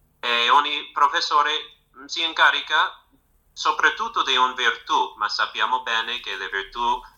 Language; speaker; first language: Italian; non-native, fluent; English